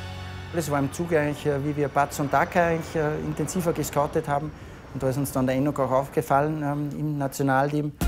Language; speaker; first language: German; native; German